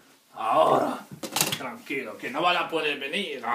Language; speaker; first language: Spanish; native; Spanish